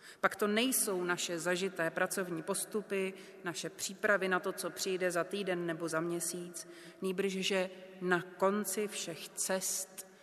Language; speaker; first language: Czech; native; Czech